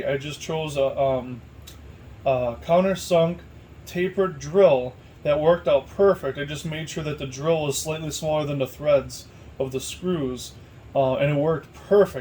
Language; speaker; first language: English; native; English